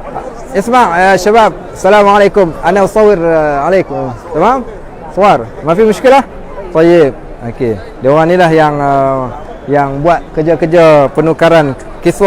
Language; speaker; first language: Malay; native; Malay